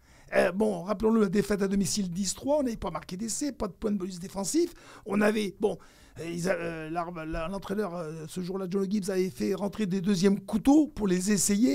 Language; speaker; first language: French; native; French